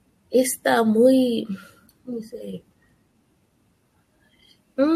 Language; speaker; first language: Spanish; non-native, learner; English